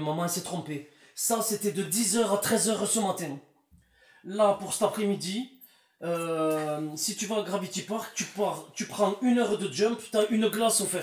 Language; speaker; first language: French; native; French